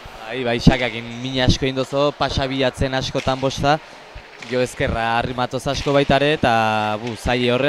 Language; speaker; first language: Basque; native; Basque